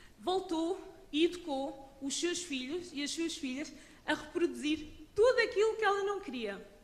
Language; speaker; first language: Portuguese; early bilingual, other home language; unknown